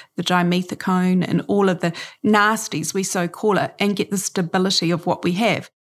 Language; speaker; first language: English; native; English